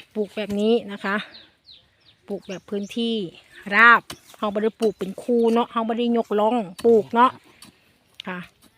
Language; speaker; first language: Thai; native; Thai